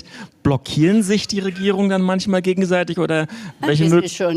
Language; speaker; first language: German; native; German